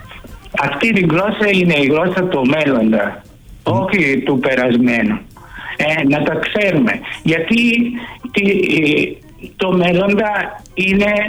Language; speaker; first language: Greek; non-native, fluent; Italian